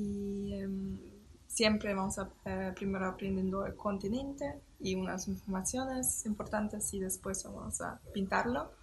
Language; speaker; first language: Spanish; non-native, fluent; German